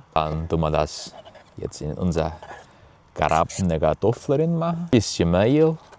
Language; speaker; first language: German; early bilingual, heritage; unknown